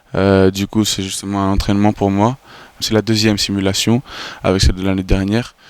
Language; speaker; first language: French; non-native, fluent; Greek